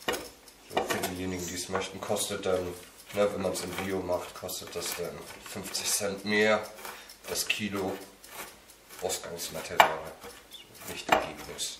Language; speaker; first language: German; native; German